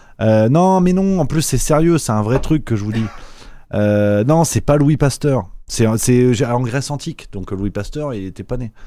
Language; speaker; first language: French; native; French